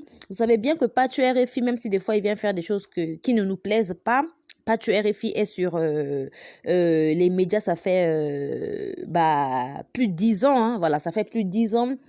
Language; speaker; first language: French; non-native, local second language; Lingala